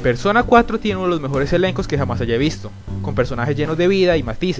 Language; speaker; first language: Spanish; native; Spanish